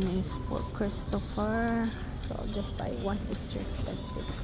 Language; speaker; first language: English; non-native, local second language; Filipino